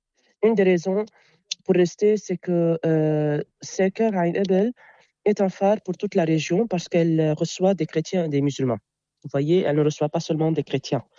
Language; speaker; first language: French; non-native, local second language; Arabic